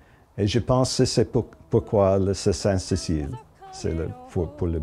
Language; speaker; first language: French; non-native, local second language; English